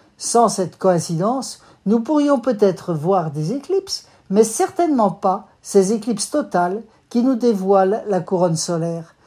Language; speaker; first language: French; native; French